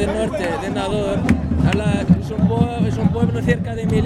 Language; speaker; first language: Spanish; non-native, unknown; Riffian